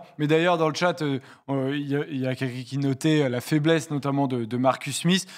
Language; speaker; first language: French; native; French